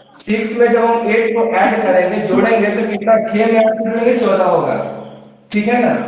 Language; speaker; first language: Hindi; native; Hindi